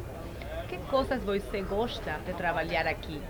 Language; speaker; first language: Portuguese; non-native, fluent; Spanish